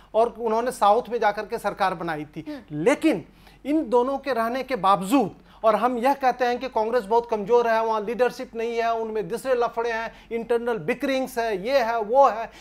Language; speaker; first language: Hindi; native; Hindi